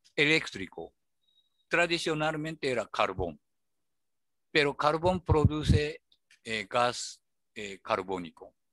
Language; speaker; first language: Spanish; non-native, fluent; Japanese